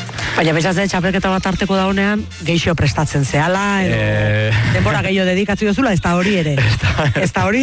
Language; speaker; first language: Basque; native; Basque